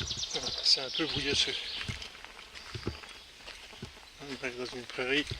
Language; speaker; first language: French; native; French